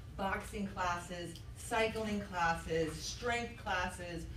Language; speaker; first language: English; native; English